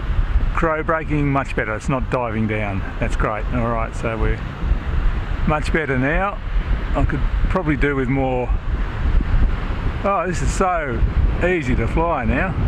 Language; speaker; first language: English; native; English